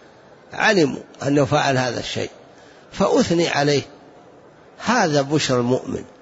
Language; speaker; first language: Arabic; native; Arabic